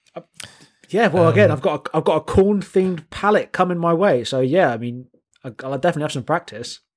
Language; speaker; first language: English; native; English